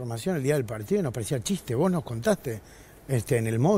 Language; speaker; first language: Spanish; native; Spanish